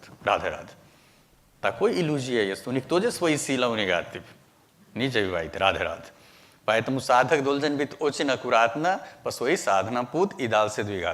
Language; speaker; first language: Russian; non-native, learner; Hindi